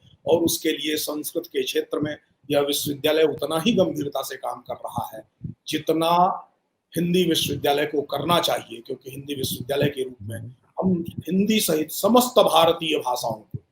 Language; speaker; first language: Hindi; native; Hindi